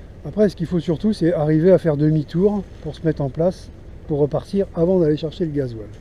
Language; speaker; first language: French; native; French